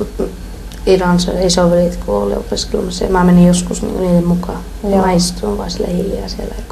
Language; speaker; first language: Finnish; early bilingual, other home language; Persian